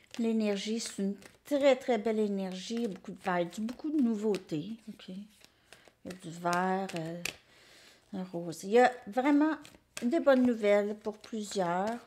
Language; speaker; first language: French; native; French